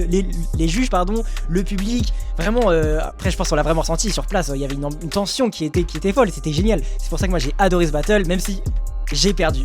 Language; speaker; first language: French; native; French